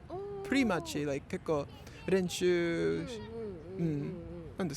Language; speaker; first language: Japanese; non-native, learner; English